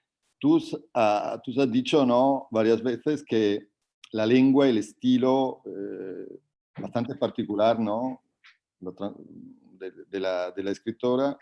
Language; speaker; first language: Spanish; non-native, fluent; Italian